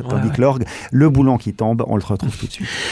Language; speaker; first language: French; native; French